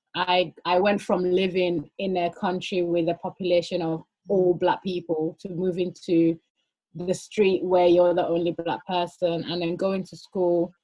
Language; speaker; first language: English; early bilingual, other home language; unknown